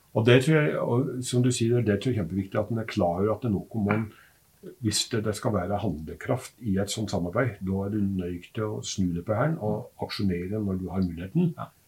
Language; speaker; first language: Norwegian; native; Norwegian